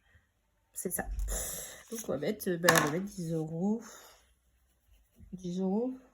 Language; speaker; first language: French; native; French